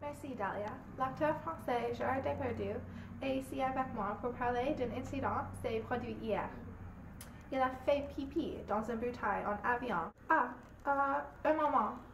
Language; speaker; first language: French; non-native, learner; English